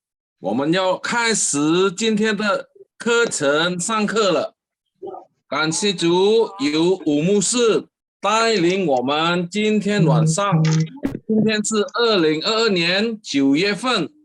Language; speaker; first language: Chinese; early bilingual, heritage; Chinese